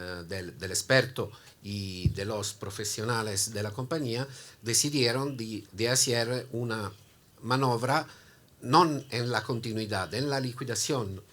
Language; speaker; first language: Spanish; non-native, learner; Italian